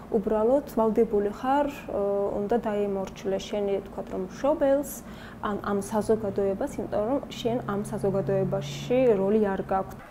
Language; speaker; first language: Georgian; non-native, local second language; Azerbaijani